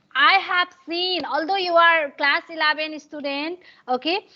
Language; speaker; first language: English; non-native, local second language; Nepali